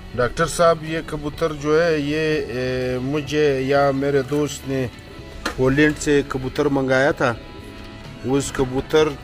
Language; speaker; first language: Urdu; non-native, local second language; Pashto